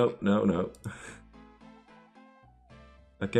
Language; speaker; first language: English; non-native, fluent; Dutch